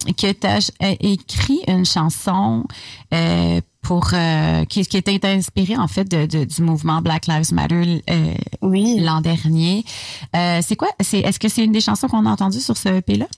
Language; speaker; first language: French; native; French